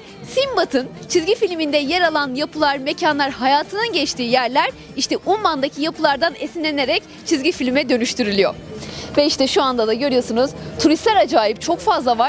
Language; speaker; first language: Turkish; native; Turkish